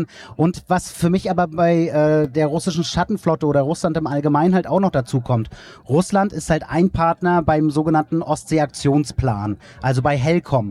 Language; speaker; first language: German; native; German